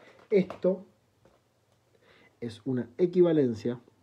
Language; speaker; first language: Spanish; native; Spanish